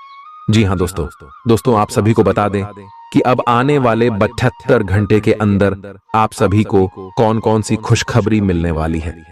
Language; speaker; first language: Hindi; native; Hindi